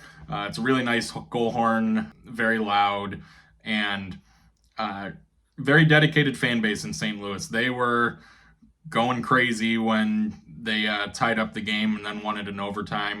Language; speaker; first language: English; native; English